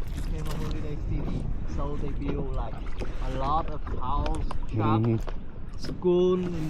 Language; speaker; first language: English; non-native, learner; Vietnamese